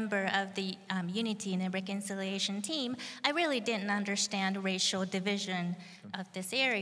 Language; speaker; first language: English; non-native, fluent; Japanese